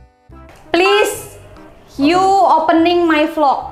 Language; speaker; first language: English; non-native, learner; Indonesian